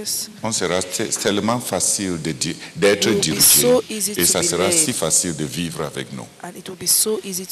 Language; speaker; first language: French; non-native, local second language; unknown